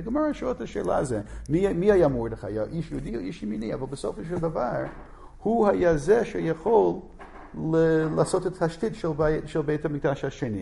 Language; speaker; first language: Hebrew; non-native, fluent; English